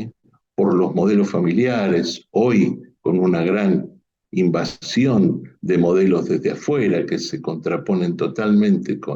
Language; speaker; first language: Spanish; native; Spanish